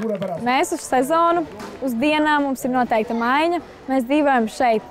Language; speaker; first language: Latvian; native; Latvian